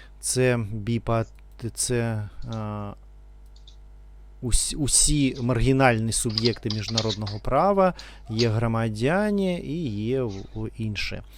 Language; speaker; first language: Ukrainian; non-native, learner; Russian